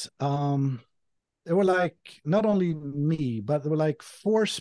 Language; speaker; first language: English; non-native, fluent; Swedish